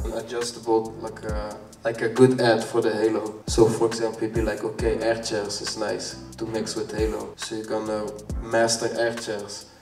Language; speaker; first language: English; non-native, fluent; Dutch